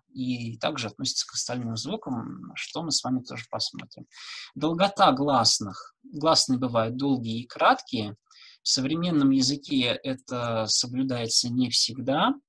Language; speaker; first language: Russian; native; Russian